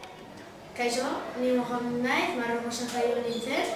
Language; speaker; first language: Basque; early bilingual, other home language; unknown